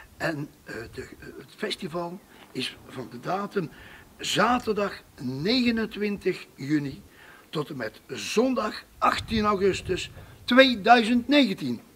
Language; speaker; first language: Dutch; native; Dutch